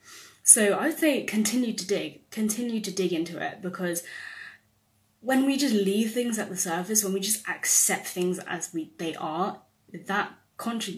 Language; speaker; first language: English; native; English